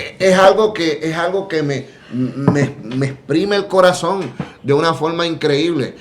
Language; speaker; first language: Spanish; native; Spanish